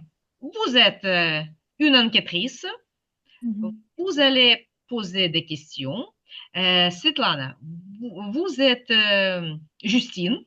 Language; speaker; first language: French; non-native, fluent; Ukrainian